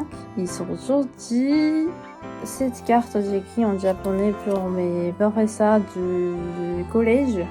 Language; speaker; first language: French; non-native, fluent; Japanese